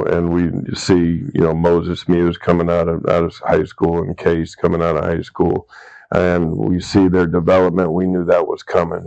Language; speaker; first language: English; native; English